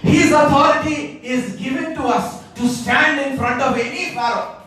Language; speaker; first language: English; non-native, local second language; Telugu